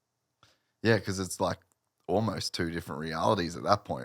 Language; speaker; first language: English; native; English